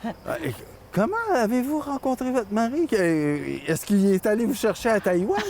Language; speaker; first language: French; native; French